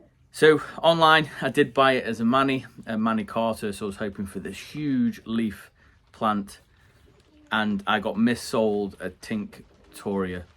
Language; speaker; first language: English; native; English